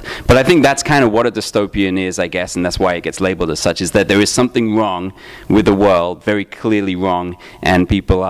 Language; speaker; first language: English; native; English